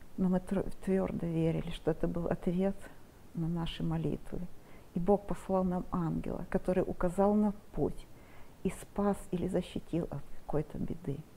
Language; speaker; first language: Russian; non-native, local second language; Romanian